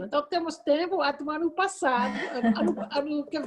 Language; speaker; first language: Portuguese; non-native, fluent; Dutch